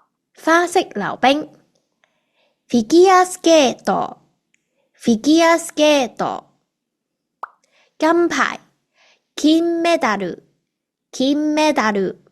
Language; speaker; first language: Japanese; non-native, fluent; Cantonese